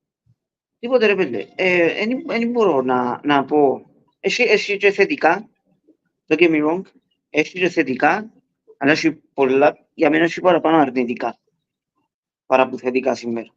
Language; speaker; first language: Greek; early bilingual, heritage; Greek